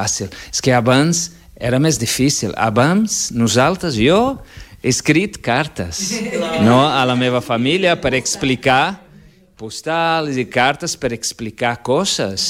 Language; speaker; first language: Catalan; non-native, fluent; Portuguese